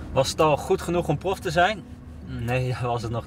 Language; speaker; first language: Dutch; native; Dutch